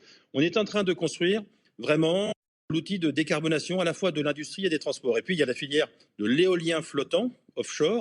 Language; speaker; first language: French; native; French